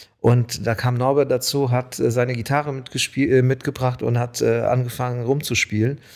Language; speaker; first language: German; early bilingual, other home language; Polish